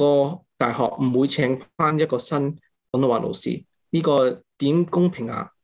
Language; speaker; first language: Cantonese; early bilingual, heritage; English